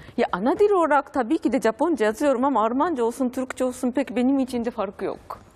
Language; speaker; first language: Turkish; non-native, fluent; Japanese